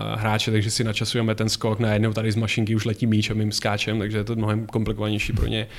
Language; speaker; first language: Czech; native; Czech